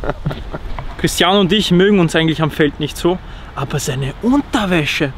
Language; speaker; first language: German; native; German